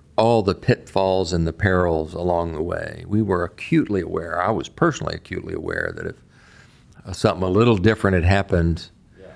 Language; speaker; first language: English; native; English